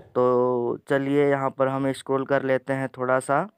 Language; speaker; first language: Hindi; native; Hindi